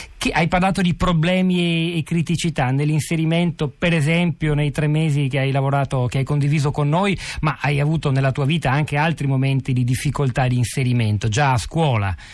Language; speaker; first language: Italian; native; Italian